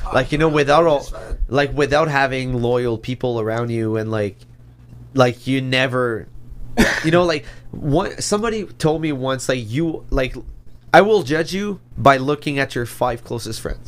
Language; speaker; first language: English; non-native, fluent; French